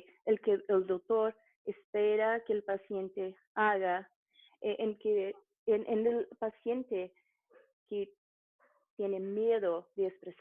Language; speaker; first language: Spanish; non-native, fluent; Portuguese